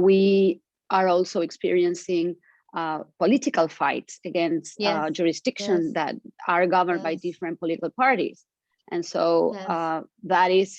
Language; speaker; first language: English; non-native, fluent; Spanish